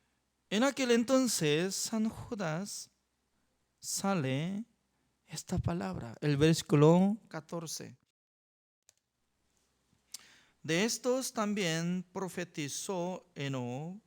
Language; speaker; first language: Spanish; non-native, learner; Korean